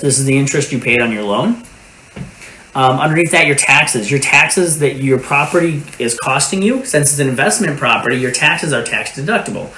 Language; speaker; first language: English; native; English